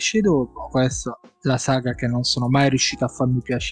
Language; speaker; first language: Italian; native; Italian